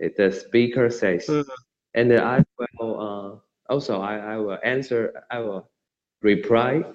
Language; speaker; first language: English; non-native, learner; Chinese